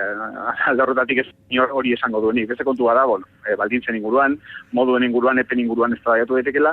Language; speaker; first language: Basque; native; Basque